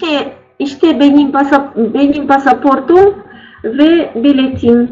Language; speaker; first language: Turkish; non-native, learner; Russian